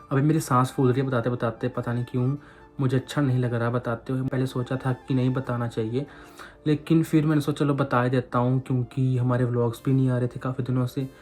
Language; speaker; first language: Hindi; non-native, local second language; Punjabi